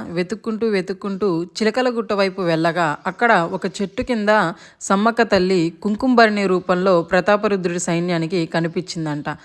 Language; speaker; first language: Telugu; native; Telugu